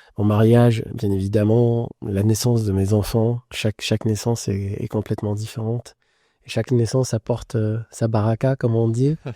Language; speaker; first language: French; non-native, local second language; Arabic